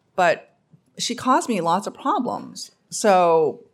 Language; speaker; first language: English; early bilingual, other home language; Korean